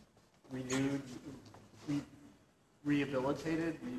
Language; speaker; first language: English; native; English